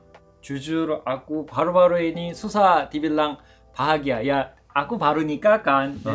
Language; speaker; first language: Indonesian; non-native, fluent; Korean